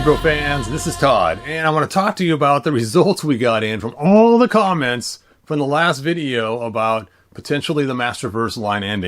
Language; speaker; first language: English; native; English